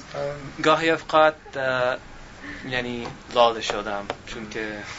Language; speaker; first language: Persian; non-native, learner; English